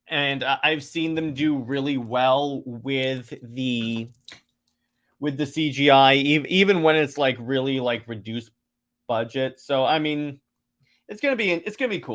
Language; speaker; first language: English; native; English